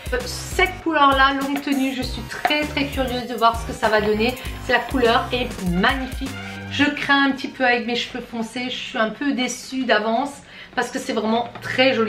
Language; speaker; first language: French; native; French